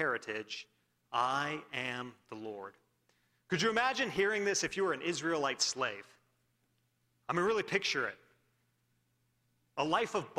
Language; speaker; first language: English; native; English